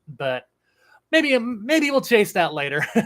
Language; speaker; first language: English; native; English